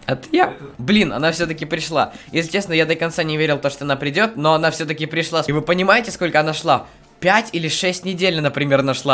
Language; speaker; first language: Russian; native; Russian